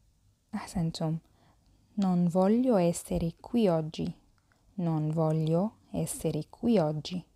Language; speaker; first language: Italian; non-native, fluent; Arabic